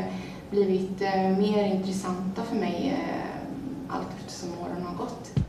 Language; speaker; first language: Swedish; early bilingual, other home language; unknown